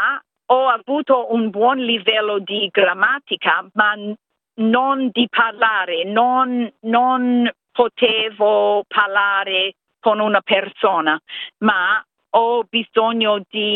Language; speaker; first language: Italian; non-native, fluent; English